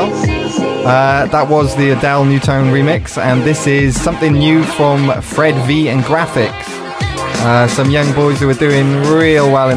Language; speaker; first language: English; native; English